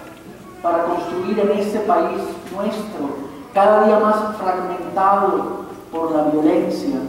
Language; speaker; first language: Spanish; native; Spanish